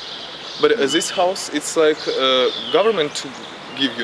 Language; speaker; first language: English; non-native, learner; German